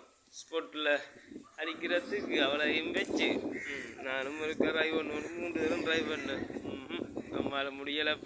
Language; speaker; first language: Tamil; native; Tamil